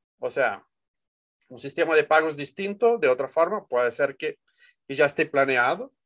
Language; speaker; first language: Spanish; non-native, fluent; Portuguese